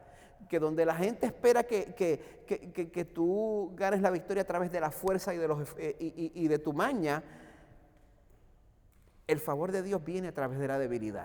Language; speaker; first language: Spanish; native; Spanish